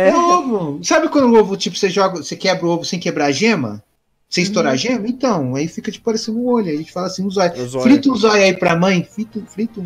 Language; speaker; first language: Portuguese; native; Portuguese